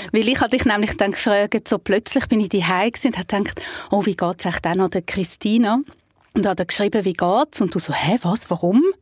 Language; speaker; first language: German; native; German